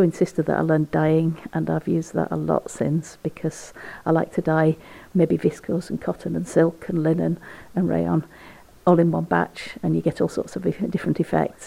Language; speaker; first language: English; native; English